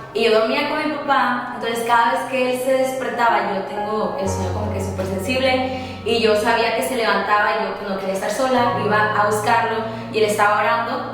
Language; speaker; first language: Spanish; early bilingual, other home language; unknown